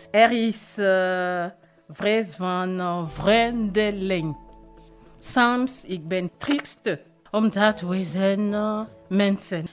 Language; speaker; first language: Dutch; non-native, learner; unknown